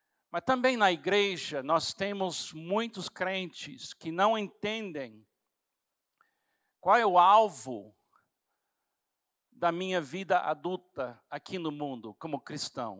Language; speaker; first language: Portuguese; non-native, fluent; English